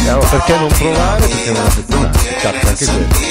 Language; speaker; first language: Italian; native; Italian